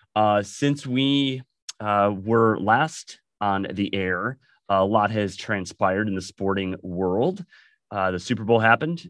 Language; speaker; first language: English; native; English